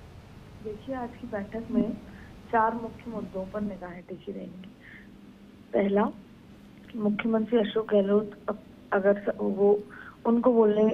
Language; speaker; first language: Hindi; native; Hindi